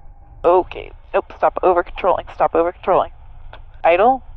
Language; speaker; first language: English; native; English